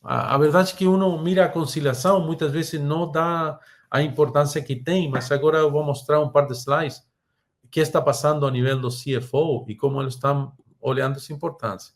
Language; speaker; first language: Portuguese; non-native, fluent; Spanish